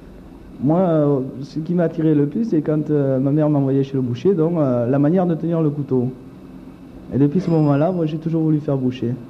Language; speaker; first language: French; native; French